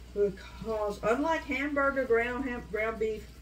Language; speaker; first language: English; native; English